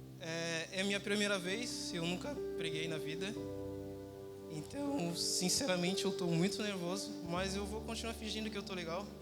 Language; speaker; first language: Portuguese; non-native, fluent; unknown